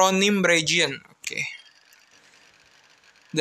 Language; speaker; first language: English; non-native, learner; Indonesian